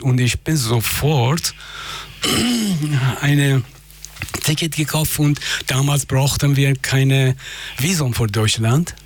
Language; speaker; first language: German; non-native, fluent; Persian